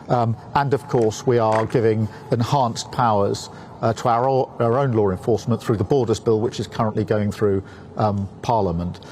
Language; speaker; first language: English; native; English